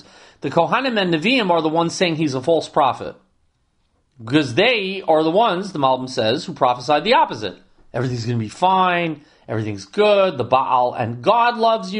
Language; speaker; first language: English; native; English